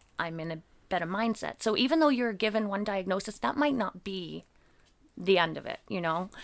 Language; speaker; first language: English; native; English